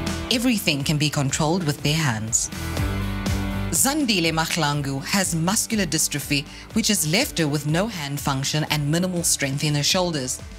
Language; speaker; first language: English; native; English